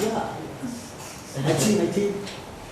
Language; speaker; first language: English; non-native, learner; Thai